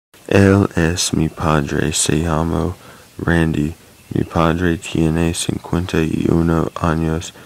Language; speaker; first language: Spanish; non-native, learner; English